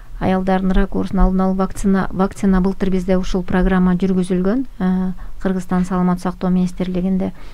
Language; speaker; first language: Kyrgyz; native; Kyrgyz